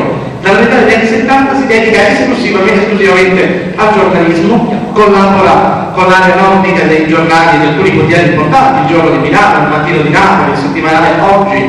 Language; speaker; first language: Italian; native; Italian